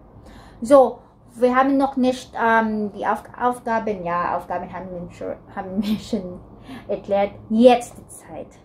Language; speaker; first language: German; non-native, learner; Filipino